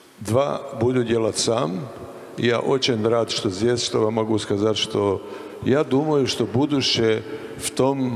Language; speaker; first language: Russian; non-native, learner; Serbian